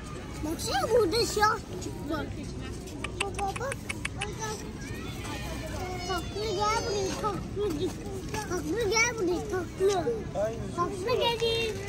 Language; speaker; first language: Turkish; early bilingual, other home language; Kazakh